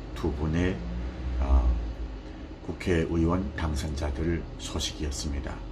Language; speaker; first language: Korean; native; Korean